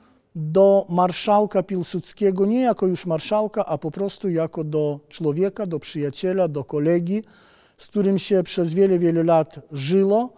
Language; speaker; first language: Polish; native; Polish